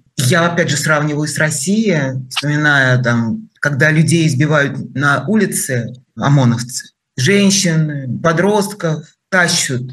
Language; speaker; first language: Russian; native; Russian